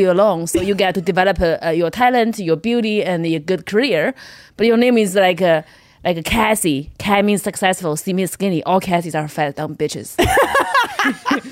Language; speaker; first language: English; non-native, fluent; Chinese